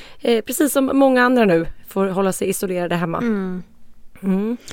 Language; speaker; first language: Swedish; native; Swedish